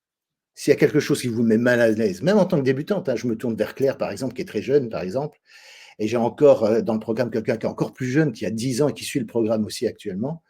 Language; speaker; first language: French; native; French